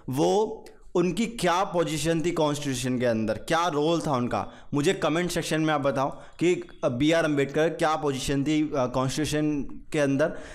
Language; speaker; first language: Hindi; native; Hindi